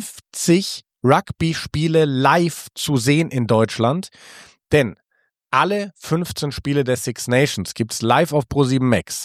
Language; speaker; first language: German; native; German